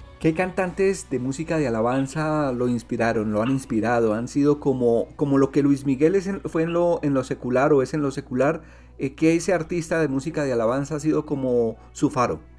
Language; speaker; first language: Spanish; native; Spanish